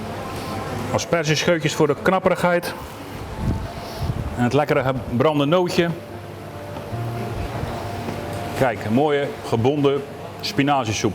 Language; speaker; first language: Dutch; native; Dutch